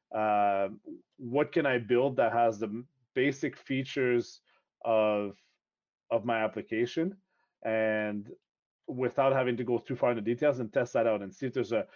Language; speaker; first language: English; non-native, fluent; French